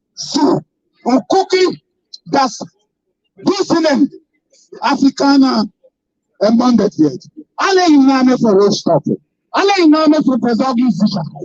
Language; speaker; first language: German; non-native, fluent; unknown